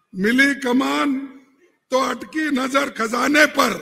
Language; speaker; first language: Hindi; non-native, local second language; Kannada